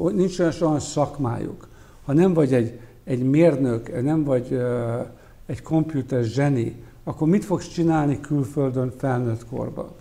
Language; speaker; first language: Hungarian; early bilingual, heritage; Hungarian